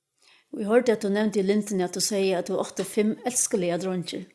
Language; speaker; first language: Danish; non-native, local second language; Faroese